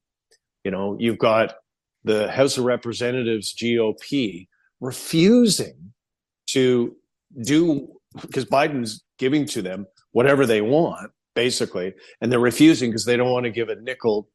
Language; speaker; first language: English; native; English